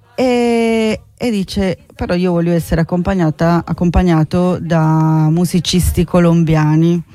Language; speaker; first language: Italian; non-native, fluent; Spanish